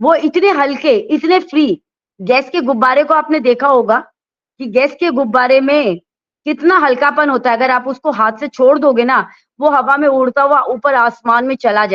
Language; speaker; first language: Hindi; native; Hindi